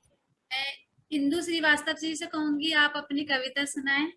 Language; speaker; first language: Hindi; native; Hindi